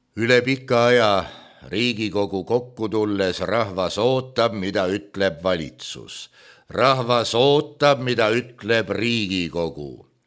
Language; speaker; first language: Estonian; native; Estonian